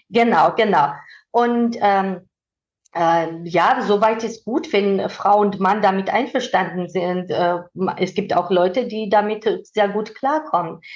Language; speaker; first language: German; non-native, fluent; Georgian